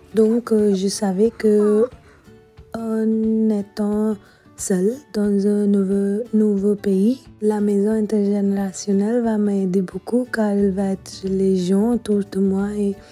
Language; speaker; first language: French; non-native, learner; Hindi